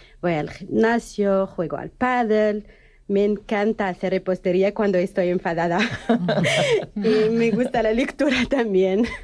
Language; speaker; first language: Spanish; non-native, learner; Arabic